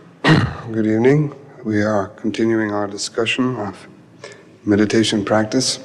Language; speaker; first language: English; native; English